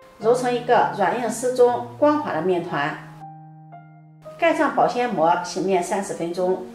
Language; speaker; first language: Chinese; native; Chinese